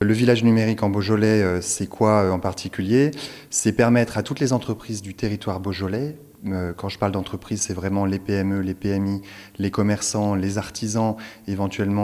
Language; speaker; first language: French; native; French